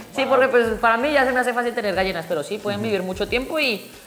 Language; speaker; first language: Spanish; native; Spanish